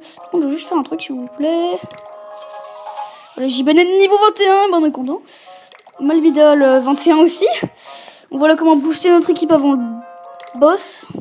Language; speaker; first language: French; native; French